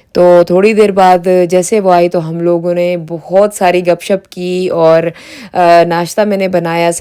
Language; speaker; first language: Urdu; native; Urdu